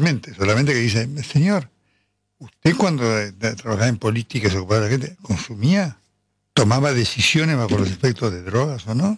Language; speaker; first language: Spanish; native; Spanish